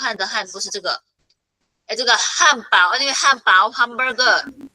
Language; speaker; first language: Chinese; non-native, fluent; Filipino